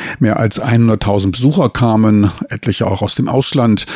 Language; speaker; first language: German; native; German